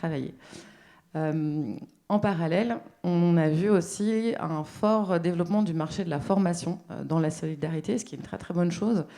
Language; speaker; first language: French; native; French